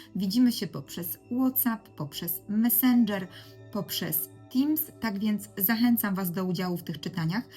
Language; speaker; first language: Polish; native; Polish